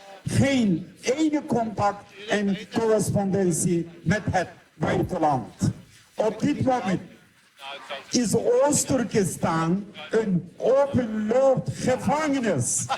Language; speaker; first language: Dutch; non-native, fluent; Uyghur